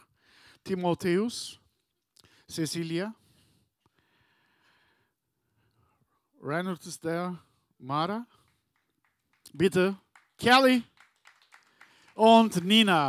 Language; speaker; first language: German; non-native, learner; Turkish